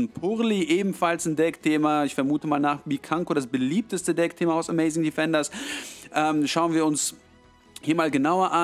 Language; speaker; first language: German; native; German